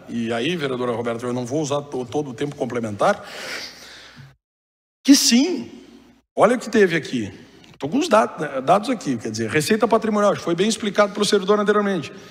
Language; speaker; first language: Portuguese; native; Portuguese